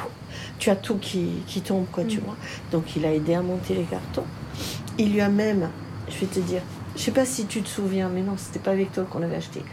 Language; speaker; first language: French; native; French